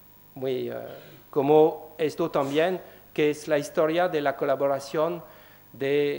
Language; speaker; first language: Spanish; non-native, learner; French